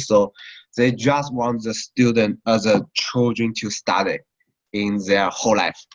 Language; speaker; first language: English; non-native, learner; Chinese